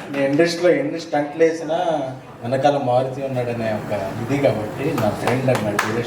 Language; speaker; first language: Telugu; native; Telugu